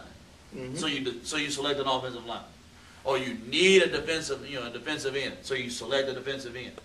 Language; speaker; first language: English; native; English